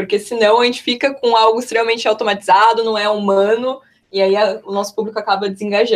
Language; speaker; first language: Portuguese; native; Portuguese